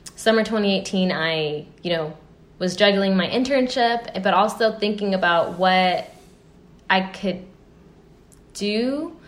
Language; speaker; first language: English; early bilingual, other home language; Spanish